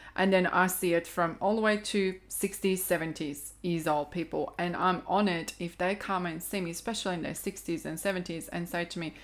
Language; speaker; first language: English; non-native, fluent; Croatian